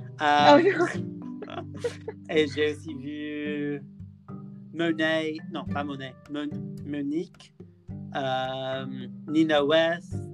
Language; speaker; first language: French; non-native, learner; English